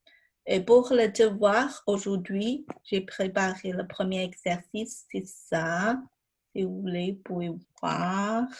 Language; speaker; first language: French; non-native, fluent; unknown